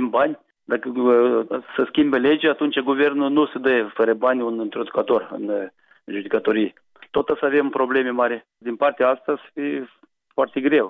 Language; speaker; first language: Romanian; non-native, local second language; Gagauz